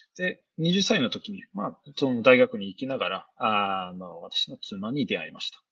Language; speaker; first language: Japanese; non-native, fluent; Swedish